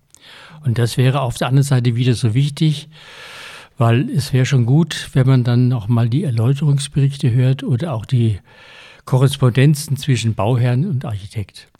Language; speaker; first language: German; native; German